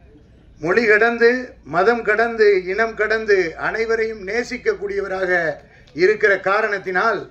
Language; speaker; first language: Tamil; native; Tamil